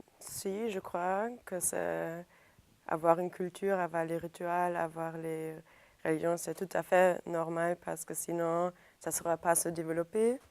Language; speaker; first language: French; non-native, fluent; German